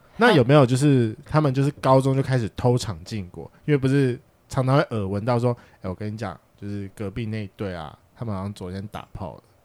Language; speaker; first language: Chinese; native; Chinese